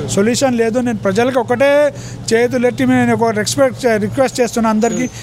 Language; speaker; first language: Telugu; non-native, local second language; Urdu